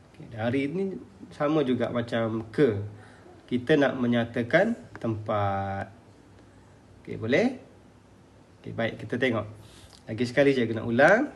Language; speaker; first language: Malay; native; Malay